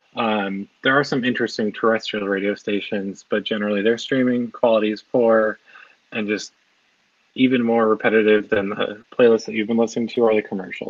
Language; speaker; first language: English; native; English